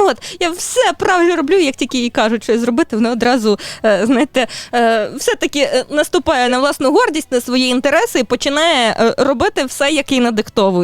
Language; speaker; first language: Ukrainian; native; Ukrainian